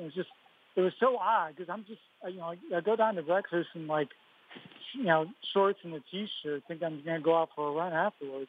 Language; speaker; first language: English; native; English